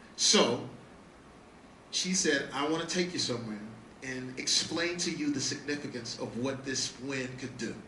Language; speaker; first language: English; native; English